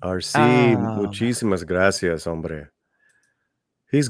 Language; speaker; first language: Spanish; early bilingual, heritage; English